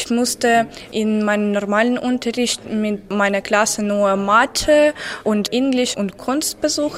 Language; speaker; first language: German; non-native, fluent; Ukrainian